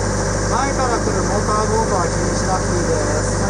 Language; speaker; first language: Japanese; native; Japanese